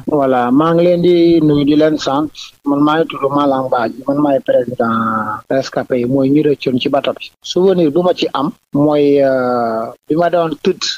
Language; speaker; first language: Wolof; non-native, local second language; Jola-Fonyi